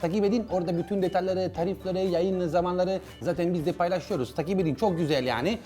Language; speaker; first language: Turkish; non-native, learner; Italian